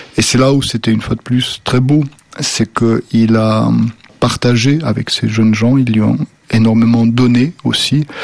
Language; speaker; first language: French; early bilingual, other home language; Slovenian